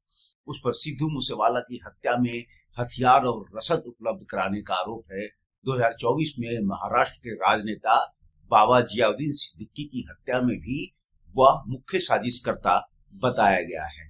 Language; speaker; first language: Hindi; native; Hindi